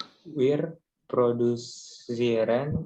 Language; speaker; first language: German; non-native, learner; Indonesian